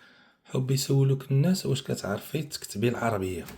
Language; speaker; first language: Arabic; native; Arabic